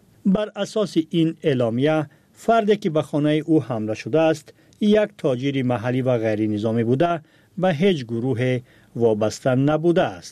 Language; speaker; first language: Persian; native; Persian